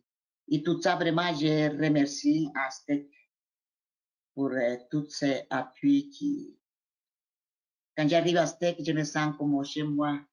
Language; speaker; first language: French; non-native, fluent; Spanish